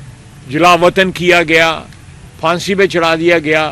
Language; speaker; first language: Urdu; non-native, local second language; Punjabi